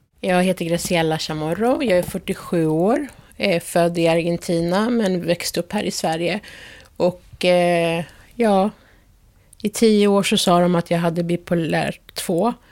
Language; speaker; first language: Swedish; early bilingual, other home language; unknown